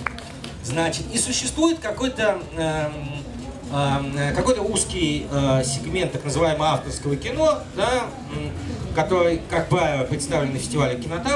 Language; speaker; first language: Russian; native; Russian